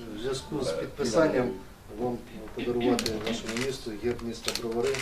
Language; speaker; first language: Ukrainian; native; Ukrainian